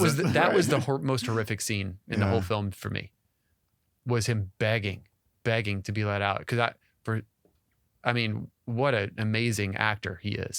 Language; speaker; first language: English; native; English